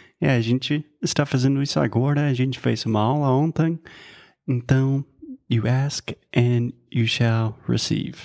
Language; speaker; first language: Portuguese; non-native, fluent; English